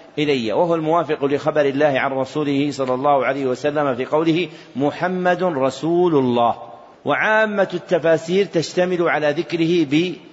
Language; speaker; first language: Arabic; native; Arabic